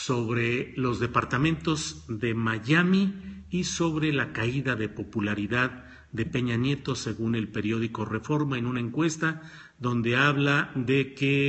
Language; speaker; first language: Spanish; native; Spanish